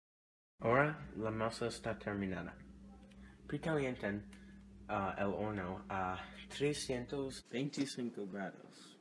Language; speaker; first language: Spanish; non-native, learner; English